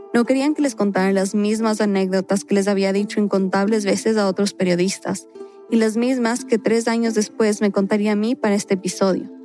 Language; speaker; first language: Spanish; native; Spanish